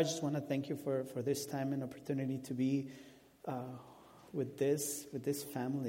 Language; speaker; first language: English; non-native, fluent; Spanish